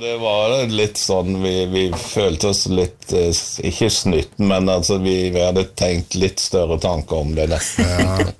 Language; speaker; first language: Norwegian; native; Norwegian